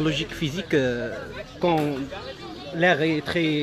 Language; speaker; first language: French; non-native, local second language; Arabic